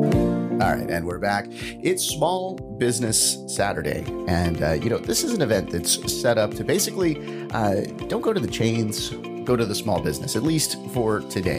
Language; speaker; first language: English; native; English